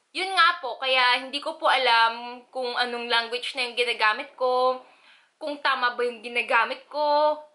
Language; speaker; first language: Filipino; early bilingual, other home language; Korean